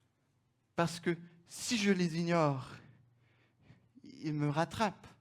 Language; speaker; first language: French; non-native, fluent; German